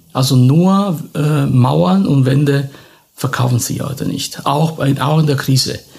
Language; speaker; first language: German; non-native, fluent; Italian